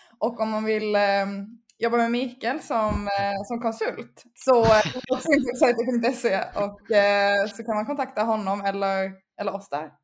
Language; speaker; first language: Swedish; native; Swedish